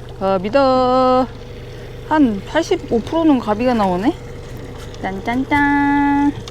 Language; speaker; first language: Korean; native; Korean